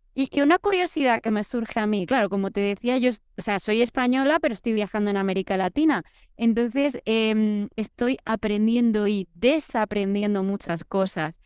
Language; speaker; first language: Spanish; native; Spanish